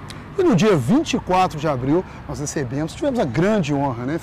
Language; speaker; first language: Portuguese; native; Portuguese